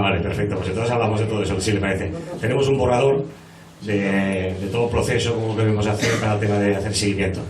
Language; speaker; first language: Spanish; non-native, local second language; Catalan